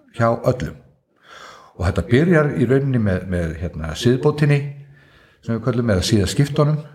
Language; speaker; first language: Icelandic; native; Icelandic